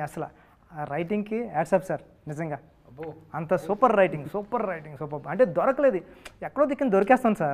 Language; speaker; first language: Telugu; native; Telugu